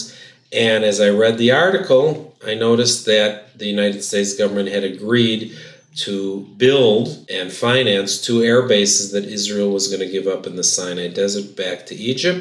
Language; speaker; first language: English; native; English